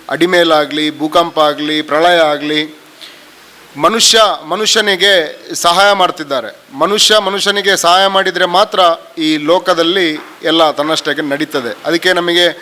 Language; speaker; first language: Kannada; native; Kannada